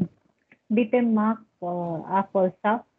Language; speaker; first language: German; non-native, learner; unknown